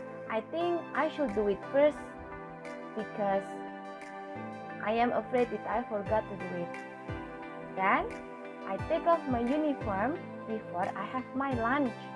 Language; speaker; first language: English; non-native, fluent; Indonesian